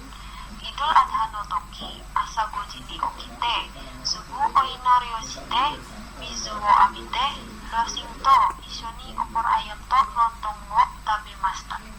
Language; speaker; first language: Japanese; non-native, learner; Indonesian